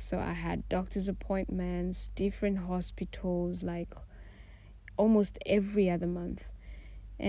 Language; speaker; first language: English; non-native, local second language; Swahili